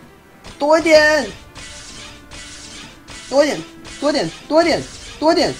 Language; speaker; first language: Chinese; native; Chinese